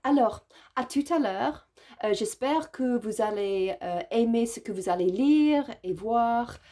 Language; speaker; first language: French; non-native, learner; English